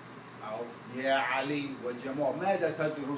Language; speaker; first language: Arabic; non-native, fluent; English